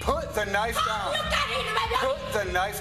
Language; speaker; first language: English; native; English